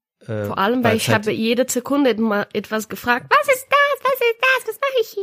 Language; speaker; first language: German; non-native, learner; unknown